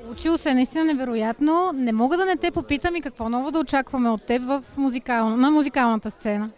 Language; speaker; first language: Bulgarian; native; Bulgarian